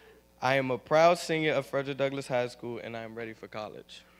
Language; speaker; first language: English; native; English